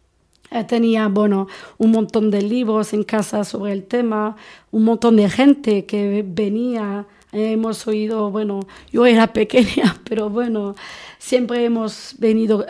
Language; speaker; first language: Spanish; non-native, fluent; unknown